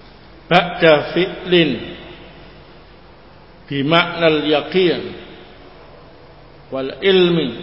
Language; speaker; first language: Arabic; non-native, learner; Indonesian